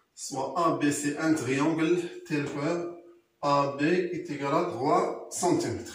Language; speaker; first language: French; non-native, local second language; Arabic